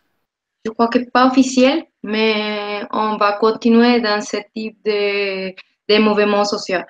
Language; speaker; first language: French; non-native, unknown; Spanish